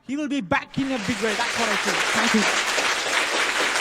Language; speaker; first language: English; non-native, local second language; Tamil